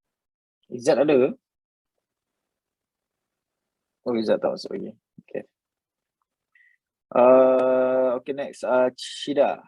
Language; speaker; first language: Malay; native; Malay